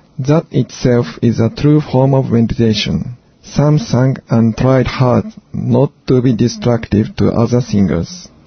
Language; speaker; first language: English; non-native, fluent; Japanese